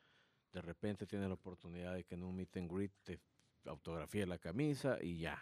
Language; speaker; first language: Spanish; native; Spanish